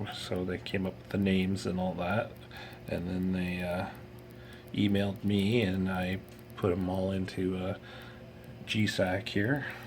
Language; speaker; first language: English; native; English